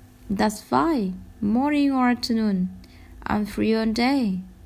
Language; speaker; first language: English; non-native, learner; Vietnamese